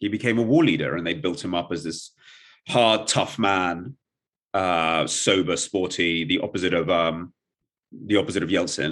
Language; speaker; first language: English; non-native, local second language; Russian